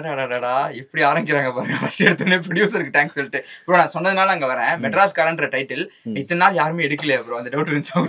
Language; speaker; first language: Tamil; native; Tamil